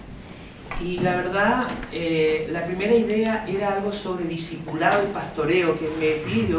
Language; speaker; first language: Spanish; native; Spanish